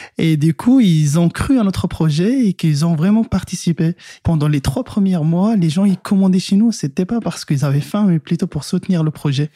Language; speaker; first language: French; non-native, local second language; Arabic